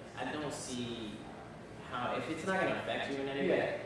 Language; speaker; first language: English; native; English